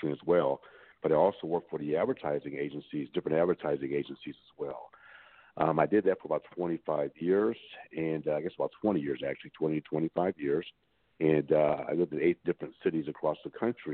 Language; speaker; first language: English; native; English